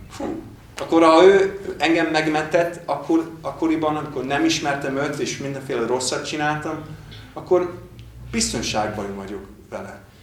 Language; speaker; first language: Hungarian; non-native, fluent; English